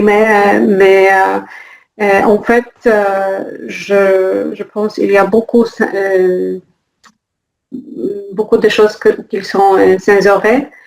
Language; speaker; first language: French; non-native, learner; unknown